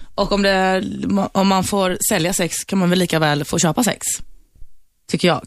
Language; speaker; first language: Swedish; early bilingual, other home language; Turkish